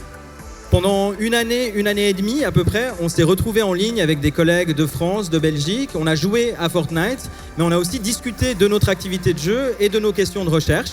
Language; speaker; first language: French; native; French